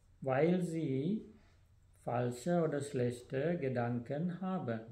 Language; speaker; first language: German; non-native, fluent; Sinhala